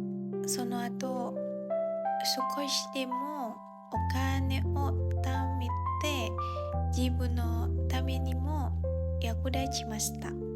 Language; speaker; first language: Japanese; non-native, learner; Indonesian